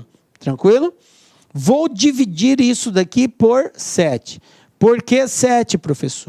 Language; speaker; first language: Portuguese; native; Portuguese